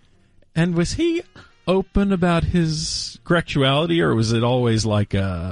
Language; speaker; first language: English; native; English